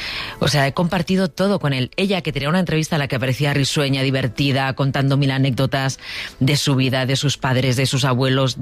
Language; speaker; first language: Spanish; native; Spanish